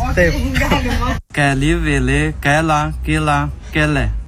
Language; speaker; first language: Lithuanian; non-native, learner; Chinese